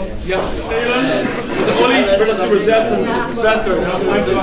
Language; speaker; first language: German; non-native, fluent; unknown